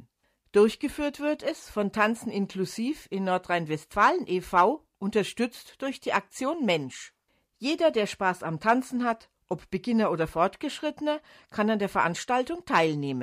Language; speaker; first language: German; native; German